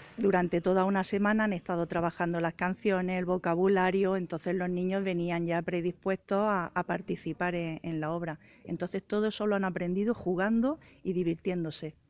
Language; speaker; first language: Spanish; native; Spanish